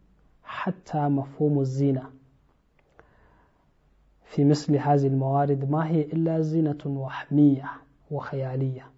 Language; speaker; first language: Arabic; non-native, fluent; Hausa